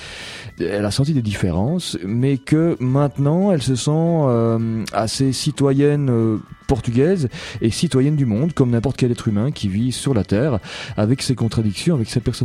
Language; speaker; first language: French; native; French